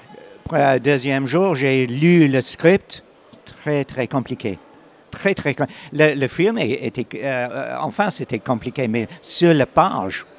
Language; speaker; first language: French; non-native, learner; English